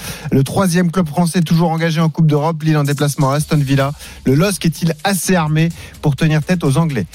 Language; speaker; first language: French; native; French